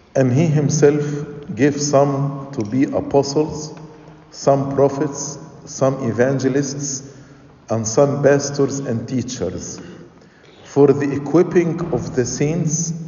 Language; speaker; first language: English; non-native, fluent; Arabic